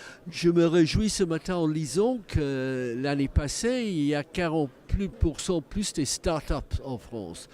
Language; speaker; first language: French; non-native, fluent; English